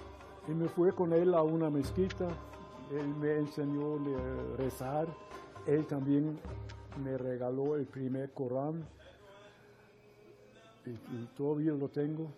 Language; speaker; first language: Spanish; non-native, fluent; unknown